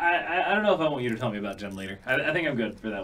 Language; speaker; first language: English; native; English